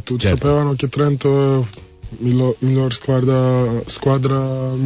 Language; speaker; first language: Italian; non-native, learner; Serbian